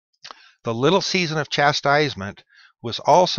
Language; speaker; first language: English; native; English